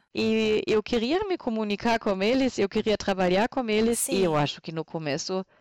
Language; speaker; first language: Portuguese; non-native, fluent; German